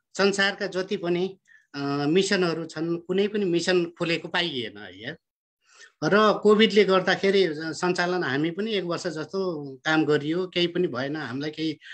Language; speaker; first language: Nepali; native; Nepali